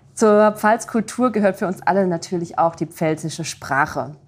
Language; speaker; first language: German; native; German